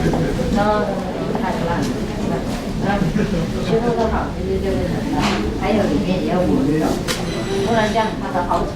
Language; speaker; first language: Chinese; non-native, fluent; Vietnamese